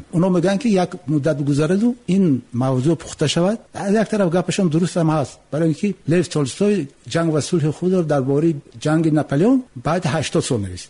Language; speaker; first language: Tajik; native; Tajik